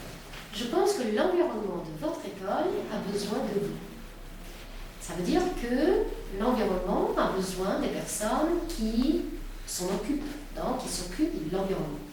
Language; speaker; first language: French; non-native, fluent; Albanian